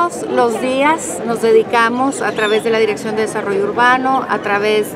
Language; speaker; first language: Spanish; native; Spanish